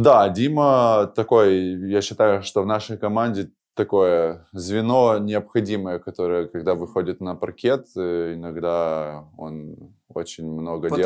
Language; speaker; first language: Russian; native; Russian